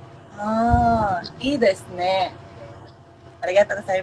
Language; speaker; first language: Japanese; non-native, learner; Filipino